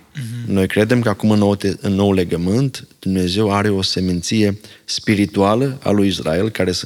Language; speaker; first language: Romanian; non-native, local second language; Slovak